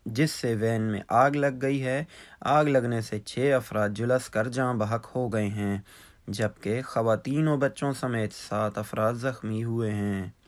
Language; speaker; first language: Urdu; non-native, local second language; Baluchi